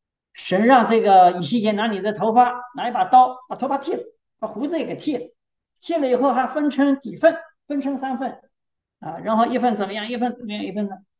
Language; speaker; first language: Chinese; native; Chinese